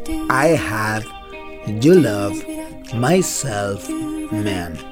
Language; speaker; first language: English; non-native, learner; Spanish